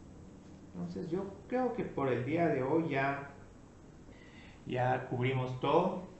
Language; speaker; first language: Spanish; native; Spanish